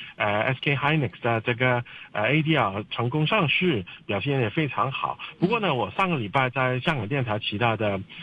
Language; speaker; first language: Chinese; non-native, local second language; Cantonese